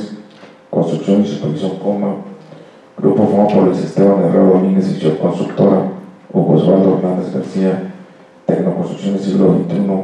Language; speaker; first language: Spanish; native; Spanish